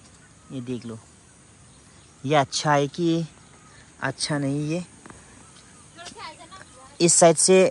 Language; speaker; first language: Hindi; non-native, local second language; Garo